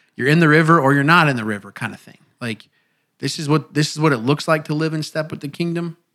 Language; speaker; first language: English; native; English